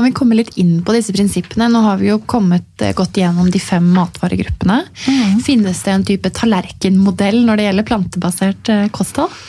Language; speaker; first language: Norwegian; native; Norwegian